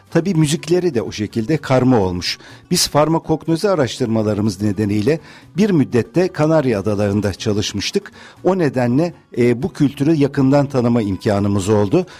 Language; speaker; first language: Turkish; native; Turkish